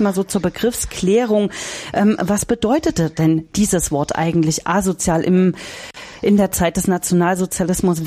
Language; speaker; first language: German; native; German